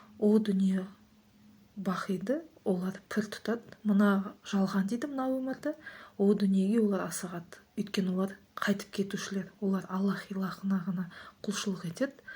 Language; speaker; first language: Kazakh; native; Kazakh